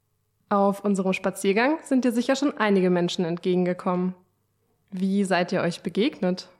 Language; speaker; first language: German; native; German